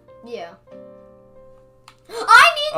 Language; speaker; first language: English; native; English